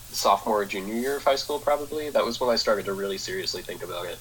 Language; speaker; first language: English; native; English